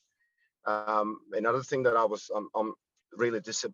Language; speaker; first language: English; non-native, fluent; Greek